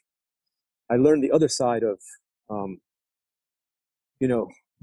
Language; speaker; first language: English; native; English